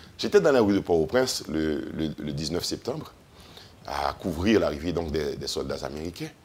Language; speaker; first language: French; native; French